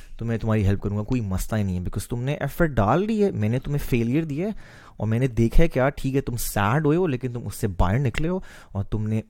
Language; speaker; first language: Urdu; native; Urdu